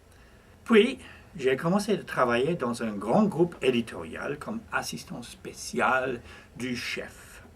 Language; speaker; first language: French; non-native, fluent; English